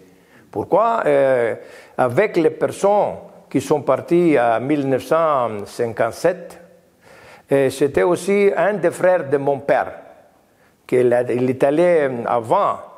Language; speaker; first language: French; non-native, learner; Greek